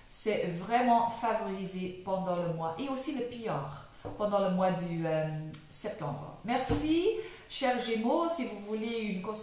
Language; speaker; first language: French; non-native, local second language; Dutch